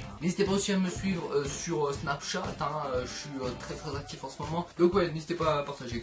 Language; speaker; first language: French; native; French